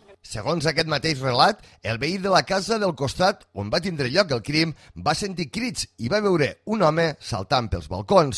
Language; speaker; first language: Catalan; native; Catalan